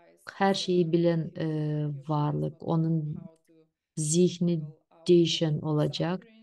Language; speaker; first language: Turkish; non-native, fluent; Russian